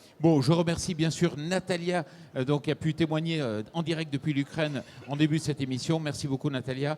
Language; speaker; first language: French; native; French